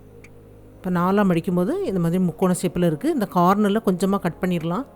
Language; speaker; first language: Tamil; native; Tamil